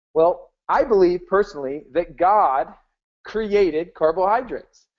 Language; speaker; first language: English; native; English